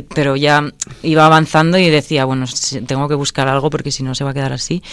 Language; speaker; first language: Spanish; native; Spanish